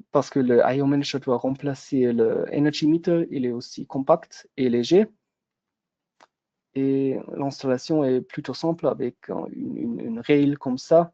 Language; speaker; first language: French; non-native, local second language; German